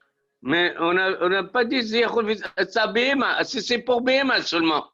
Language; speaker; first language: French; native; French